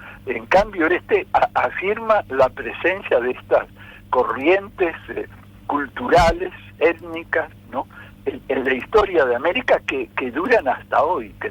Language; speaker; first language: Spanish; native; Spanish